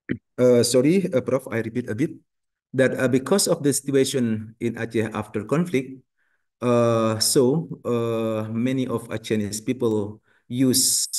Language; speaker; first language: English; non-native, learner; Indonesian